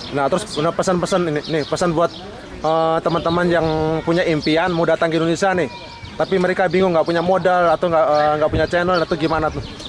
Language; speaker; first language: Indonesian; native; Indonesian